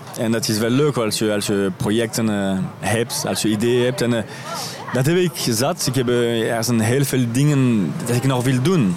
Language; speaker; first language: Dutch; non-native, fluent; French